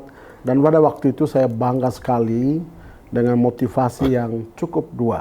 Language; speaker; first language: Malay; non-native, local second language; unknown